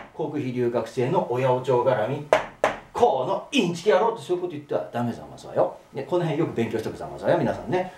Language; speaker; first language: Japanese; native; Japanese